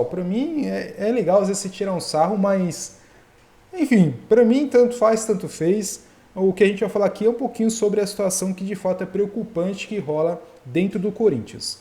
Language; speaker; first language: Portuguese; native; Portuguese